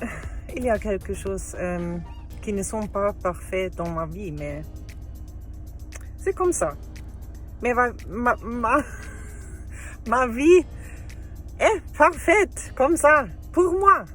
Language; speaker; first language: French; non-native, learner; German